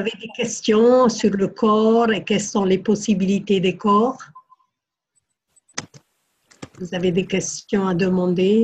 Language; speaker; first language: French; non-native, fluent; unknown